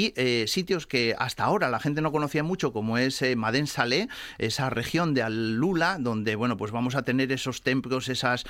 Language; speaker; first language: Spanish; native; Spanish